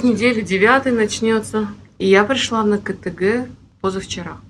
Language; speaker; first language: Russian; native; Russian